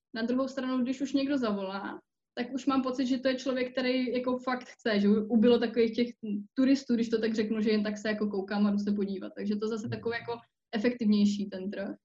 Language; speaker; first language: Czech; native; Czech